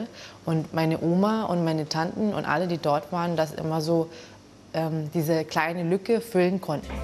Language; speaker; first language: German; early bilingual, other home language; Filipino